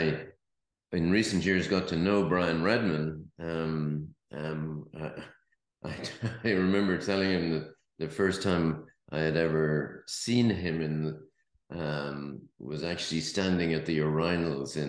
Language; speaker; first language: English; native; English